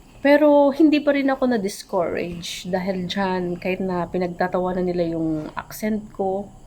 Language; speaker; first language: Filipino; non-native, local second language; Waray